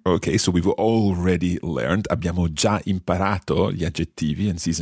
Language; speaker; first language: Italian; non-native, fluent; English